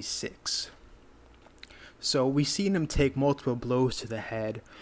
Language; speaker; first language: English; native; English